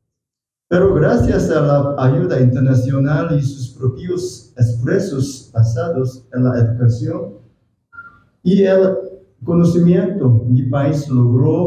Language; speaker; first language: Spanish; non-native, fluent; Korean